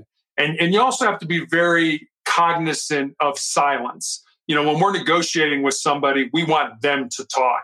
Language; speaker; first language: English; native; English